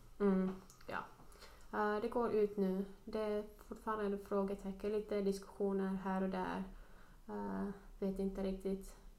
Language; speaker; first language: Swedish; non-native, local second language; Finnish